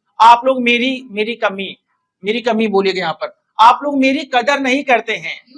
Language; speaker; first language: Hindi; native; Hindi